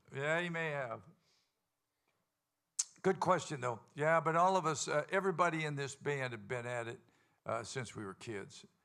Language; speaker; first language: English; native; English